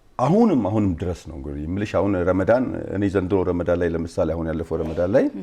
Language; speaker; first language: Amharic; native; Amharic